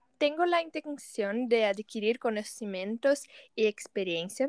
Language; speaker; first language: Spanish; non-native, learner; Portuguese